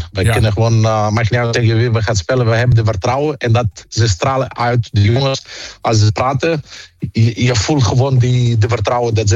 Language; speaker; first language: Dutch; non-native, fluent; Greek